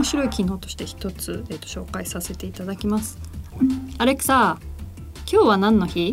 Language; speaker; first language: Japanese; native; Japanese